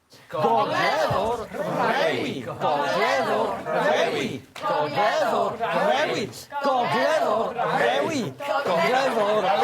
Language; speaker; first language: Welsh; non-native, learner; English